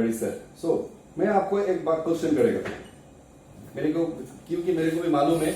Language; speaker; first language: Hindi; non-native, learner; Bangla